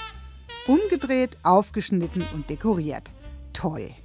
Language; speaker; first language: German; native; German